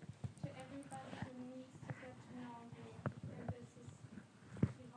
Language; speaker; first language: English; non-native, fluent; German